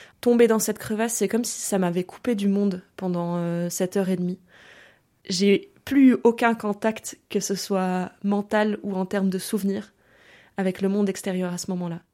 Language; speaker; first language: French; early bilingual, other home language; German